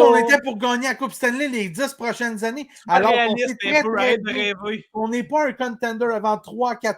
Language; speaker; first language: French; native; French